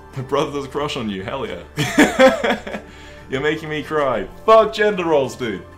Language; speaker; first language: English; native; English